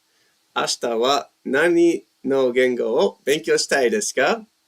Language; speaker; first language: Japanese; non-native, learner; English